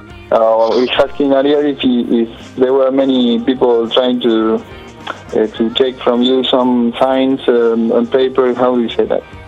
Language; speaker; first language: English; non-native, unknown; Spanish